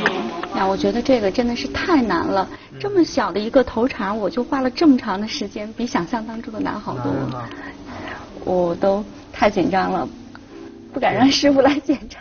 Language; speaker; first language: Chinese; native; Chinese